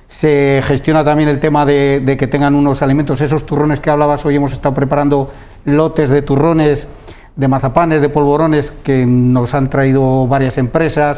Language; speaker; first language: Spanish; native; Spanish